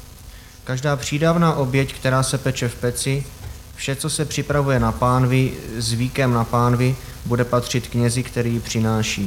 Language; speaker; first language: Czech; native; Czech